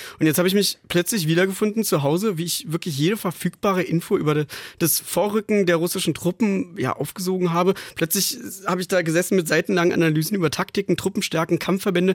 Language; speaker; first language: German; native; German